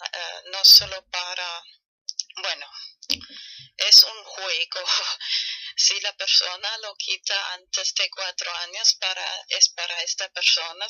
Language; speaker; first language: Spanish; non-native, fluent; German